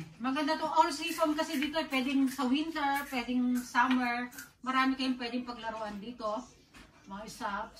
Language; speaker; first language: Filipino; native; Filipino